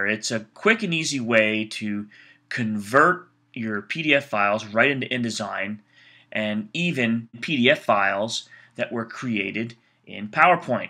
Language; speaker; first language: English; native; English